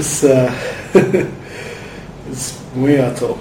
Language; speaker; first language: Spanish; non-native, learner; English